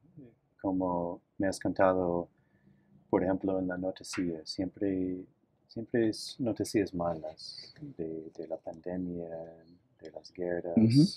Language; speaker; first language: Spanish; non-native, fluent; English